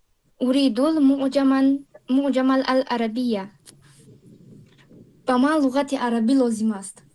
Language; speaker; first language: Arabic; non-native, learner; Tajik